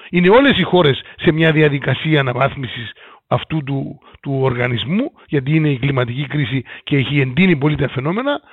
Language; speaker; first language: Greek; native; Greek